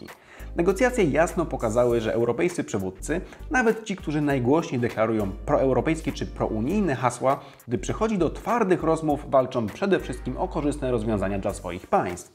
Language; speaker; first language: Polish; native; Polish